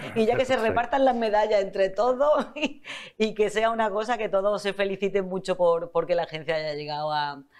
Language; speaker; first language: Spanish; native; Spanish